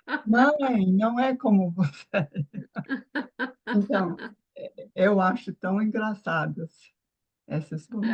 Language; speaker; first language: Portuguese; non-native, fluent; English